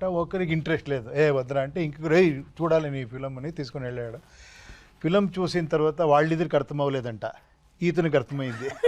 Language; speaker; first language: Telugu; non-native, local second language; Kannada